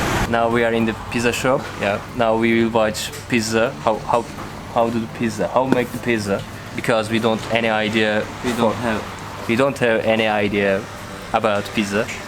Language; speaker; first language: English; non-native, learner; Turkish